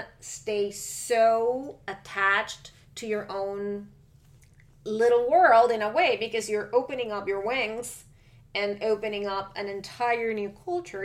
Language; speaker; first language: English; non-native, fluent; Spanish